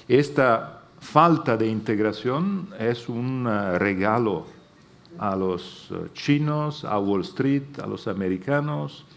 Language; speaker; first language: Spanish; non-native, fluent; Italian